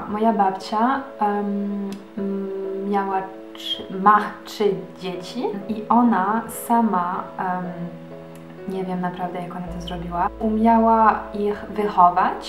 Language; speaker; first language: Polish; early bilingual, heritage; Polish